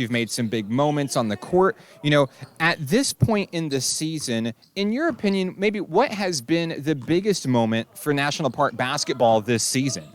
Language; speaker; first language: English; native; English